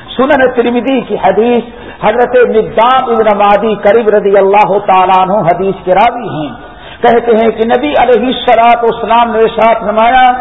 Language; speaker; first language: Urdu; native; Urdu